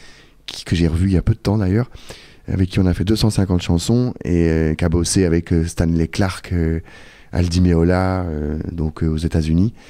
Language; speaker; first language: French; native; French